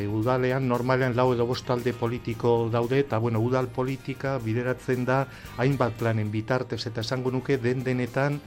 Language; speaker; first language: Basque; non-native, local second language; Spanish